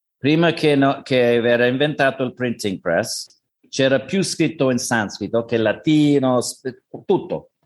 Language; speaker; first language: Italian; non-native, learner; English